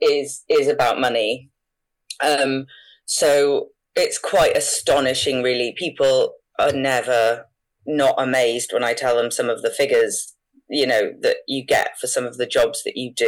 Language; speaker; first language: English; native; English